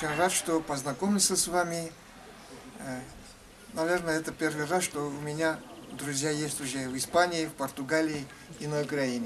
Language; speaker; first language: Russian; non-native, fluent; Armenian